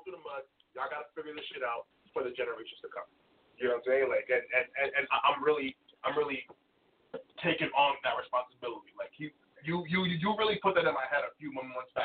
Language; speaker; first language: English; native; English